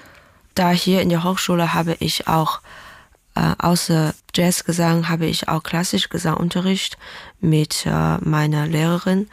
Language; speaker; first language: German; non-native, learner; Chinese